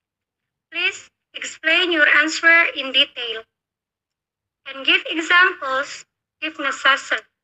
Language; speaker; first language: English; non-native, learner; Indonesian